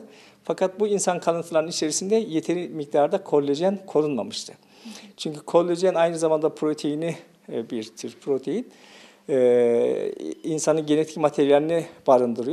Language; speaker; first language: Turkish; native; Turkish